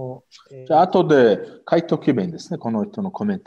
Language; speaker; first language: Japanese; non-native, fluent; Mongolian